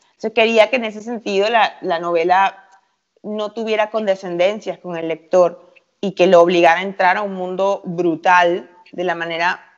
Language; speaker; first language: Spanish; native; Spanish